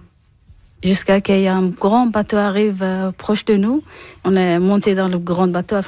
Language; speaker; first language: French; non-native, learner; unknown